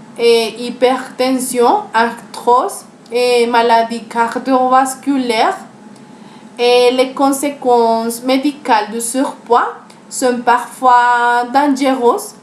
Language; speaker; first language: French; non-native, learner; Spanish